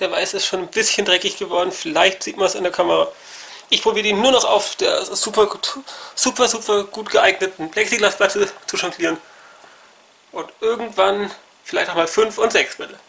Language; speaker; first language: German; native; German